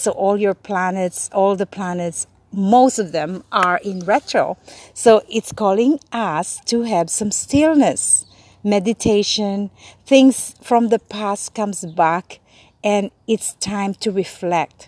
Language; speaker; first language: English; non-native, local second language; Filipino